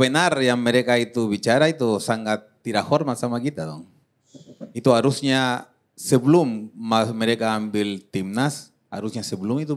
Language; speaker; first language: Indonesian; non-native, fluent; Spanish